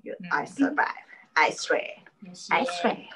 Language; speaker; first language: English; non-native, learner; Japanese